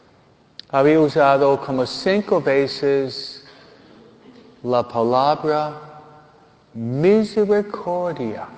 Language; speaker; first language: Spanish; non-native, fluent; English